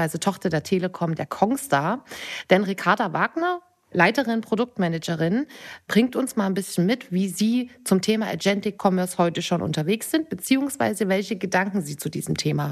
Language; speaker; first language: German; native; German